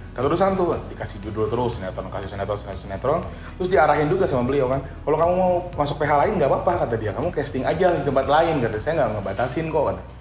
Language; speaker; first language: Indonesian; non-native, local second language; Banjar